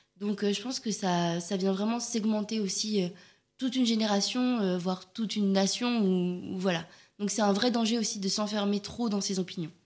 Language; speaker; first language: French; native; French